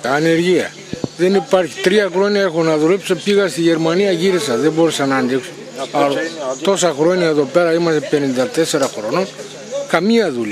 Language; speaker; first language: Greek; non-native, local second language; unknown